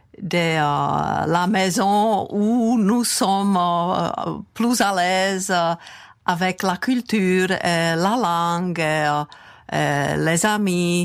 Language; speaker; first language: French; non-native, fluent; Czech